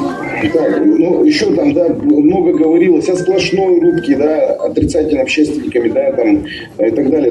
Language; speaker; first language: Russian; native; Russian